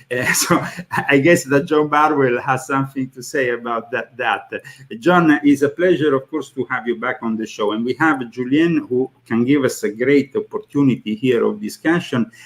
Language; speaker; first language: English; non-native, fluent; Italian